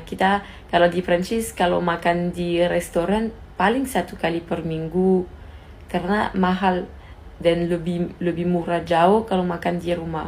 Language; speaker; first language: Indonesian; non-native, fluent; French